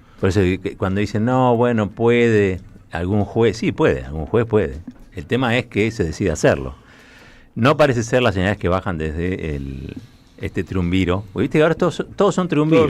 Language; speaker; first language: Spanish; native; Spanish